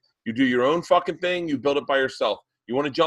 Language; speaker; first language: English; native; English